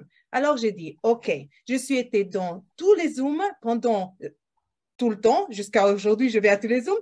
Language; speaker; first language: French; non-native, fluent; Portuguese